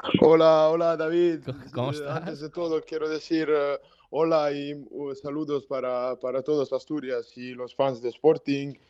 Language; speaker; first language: Spanish; non-native, learner; Serbian